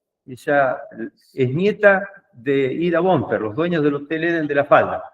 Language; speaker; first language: Spanish; native; Spanish